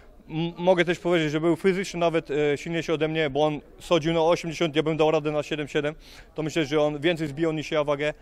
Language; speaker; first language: Polish; early bilingual, heritage; Polish